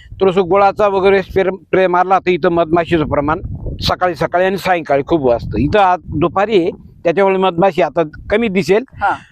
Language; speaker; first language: Marathi; native; Marathi